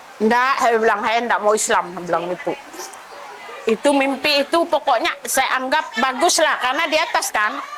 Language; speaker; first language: Indonesian; non-native, local second language; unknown